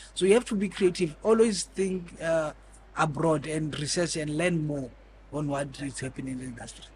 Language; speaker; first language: English; non-native, local second language; Tswana